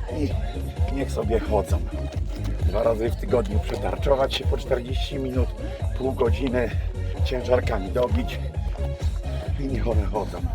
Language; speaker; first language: Polish; native; Polish